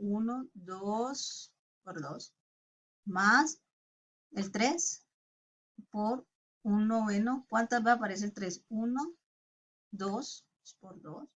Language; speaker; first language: Spanish; native; Spanish